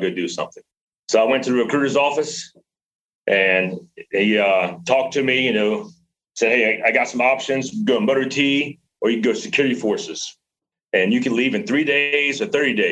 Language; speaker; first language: English; native; English